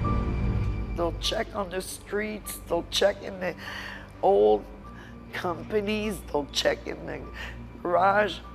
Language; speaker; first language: English; non-native, local second language; French